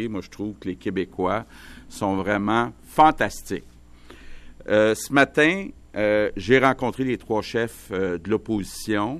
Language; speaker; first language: French; native; French